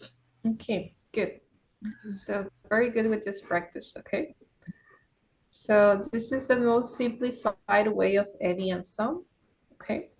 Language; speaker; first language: English; non-native, fluent; Spanish